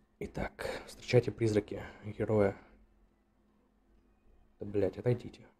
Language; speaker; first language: Russian; native; Russian